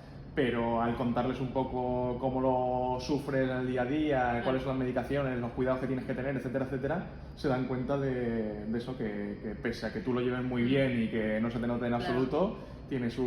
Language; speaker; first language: Spanish; native; Spanish